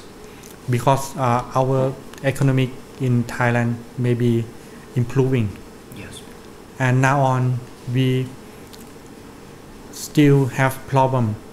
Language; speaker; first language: English; non-native, learner; Thai